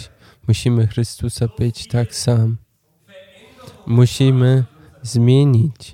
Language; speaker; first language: Polish; non-native, learner; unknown